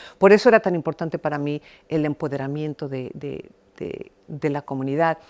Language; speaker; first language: Spanish; early bilingual, heritage; Spanish